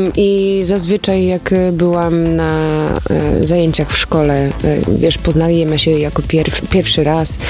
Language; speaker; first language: Polish; early bilingual, other home language; German